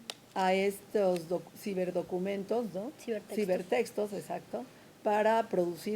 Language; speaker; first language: Spanish; native; Spanish